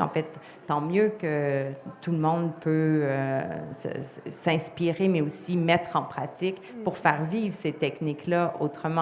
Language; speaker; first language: French; native; French